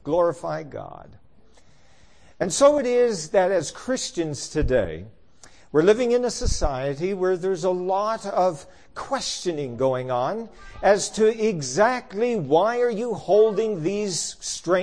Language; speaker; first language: English; native; English